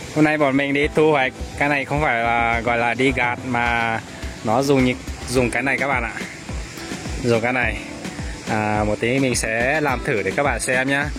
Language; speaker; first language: Vietnamese; non-native, local second language; Iu Mien